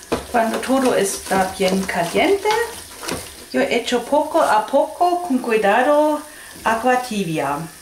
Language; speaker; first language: Spanish; non-native, learner; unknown